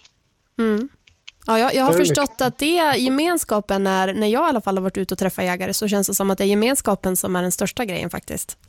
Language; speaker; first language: Swedish; native; Swedish